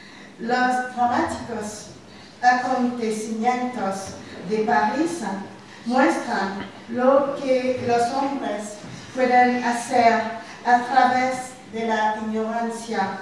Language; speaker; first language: Spanish; non-native, learner; French